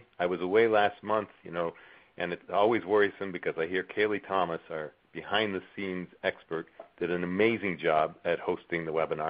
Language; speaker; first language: English; native; English